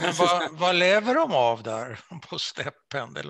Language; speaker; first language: Swedish; native; Swedish